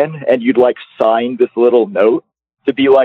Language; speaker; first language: English; native; English